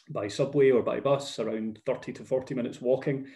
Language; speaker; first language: English; native; English